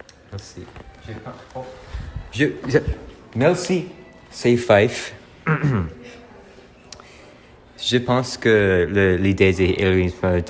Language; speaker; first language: French; non-native, learner; English